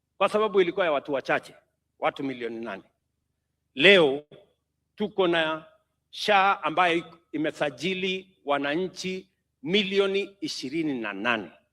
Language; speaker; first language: Swahili; non-native, local second language; Kalenjin